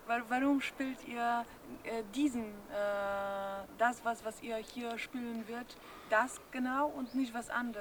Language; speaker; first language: German; non-native, learner; Polish